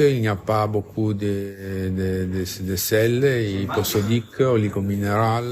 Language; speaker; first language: French; non-native, fluent; Italian